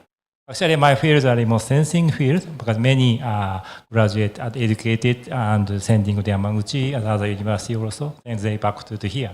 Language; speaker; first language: English; non-native, learner; Japanese